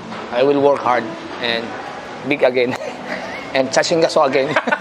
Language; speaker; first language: English; non-native, local second language; Filipino